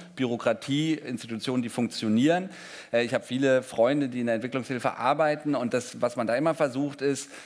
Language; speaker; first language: German; native; German